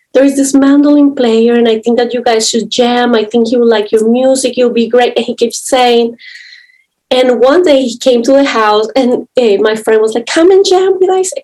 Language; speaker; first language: English; non-native, fluent; Spanish